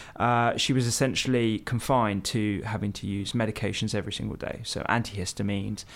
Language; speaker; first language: English; early bilingual, other home language; Hindi